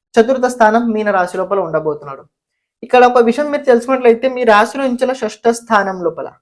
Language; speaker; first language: Telugu; non-native, local second language; Marathi